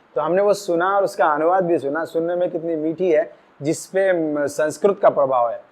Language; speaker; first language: Hindi; non-native, local second language; Marathi